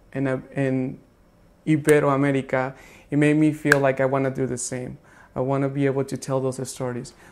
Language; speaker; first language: English; non-native, fluent; Spanish